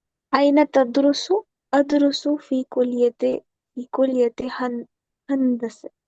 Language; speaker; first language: Arabic; non-native, learner; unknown